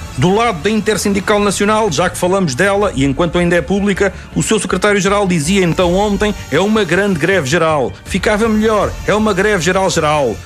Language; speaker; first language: Portuguese; native; Portuguese